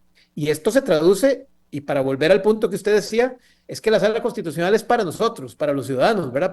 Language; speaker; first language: Spanish; native; Spanish